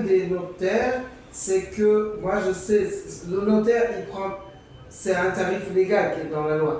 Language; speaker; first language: French; native; French